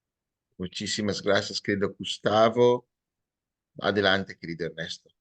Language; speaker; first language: Spanish; native; Spanish